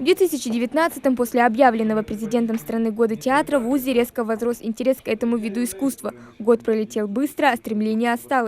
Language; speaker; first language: Russian; native; Russian